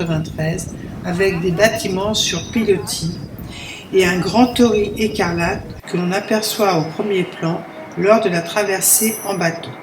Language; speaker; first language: French; native; French